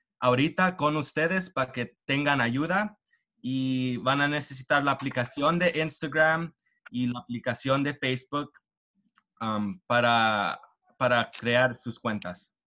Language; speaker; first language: Spanish; early bilingual, heritage; Spanish